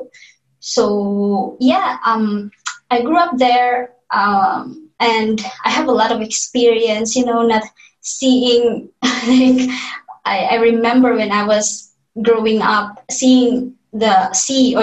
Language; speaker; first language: English; non-native, local second language; Cebuano